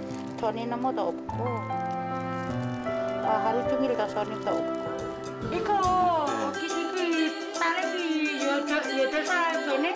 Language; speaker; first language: Korean; non-native, learner; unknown